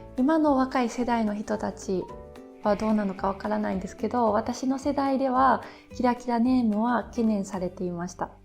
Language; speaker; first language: Japanese; native; Japanese